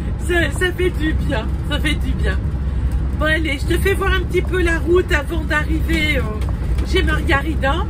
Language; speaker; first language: French; native; French